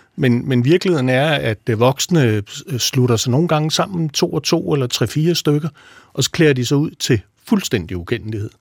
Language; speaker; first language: Danish; native; Danish